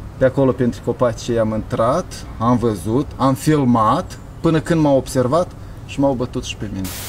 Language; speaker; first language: Romanian; native; Romanian